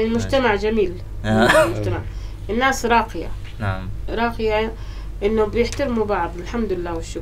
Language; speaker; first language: Arabic; native; Arabic